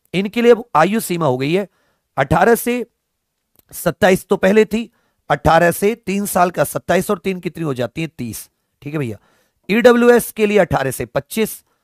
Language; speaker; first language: Hindi; native; Hindi